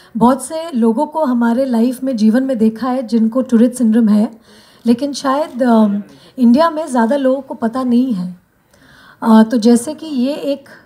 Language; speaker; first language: Hindi; non-native, local second language; Bangla